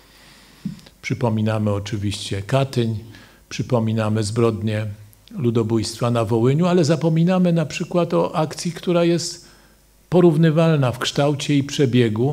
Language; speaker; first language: Polish; native; Polish